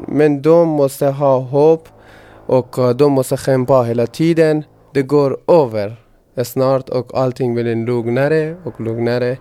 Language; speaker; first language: Swedish; non-native, fluent; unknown